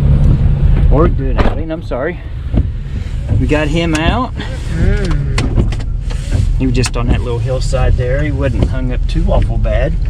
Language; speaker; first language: English; native; English